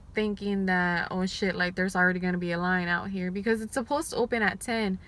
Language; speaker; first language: English; early bilingual, other home language; Spanish